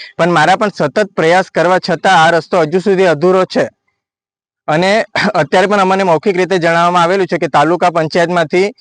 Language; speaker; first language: Gujarati; native; Gujarati